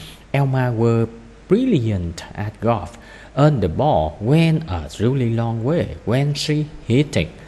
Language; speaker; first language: English; non-native, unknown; Vietnamese